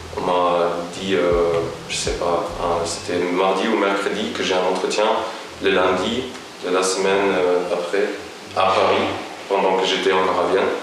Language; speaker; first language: French; non-native, local second language; Luxembourgish